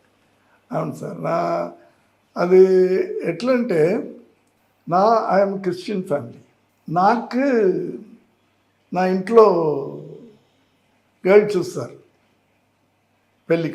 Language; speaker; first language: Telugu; non-native, learner; Tamil